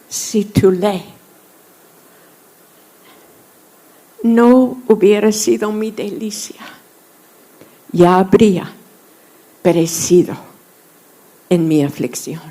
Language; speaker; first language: Spanish; non-native, fluent; English